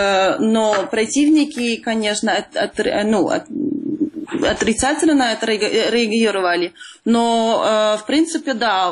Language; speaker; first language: Russian; non-native, fluent; Dutch